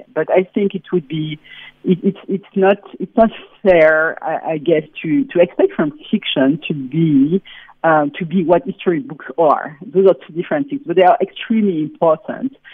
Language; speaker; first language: English; non-native, fluent; French